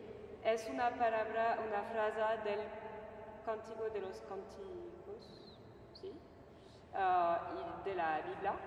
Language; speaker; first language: Spanish; non-native, fluent; French